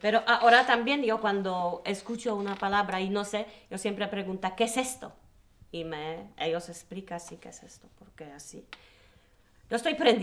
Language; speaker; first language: Spanish; non-native, learner; Polish